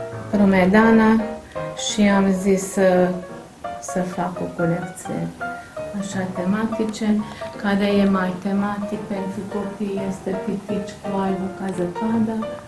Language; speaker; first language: Romanian; non-native, local second language; Hungarian